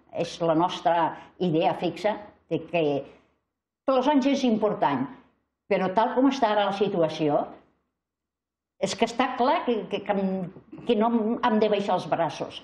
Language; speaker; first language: Catalan; native; Catalan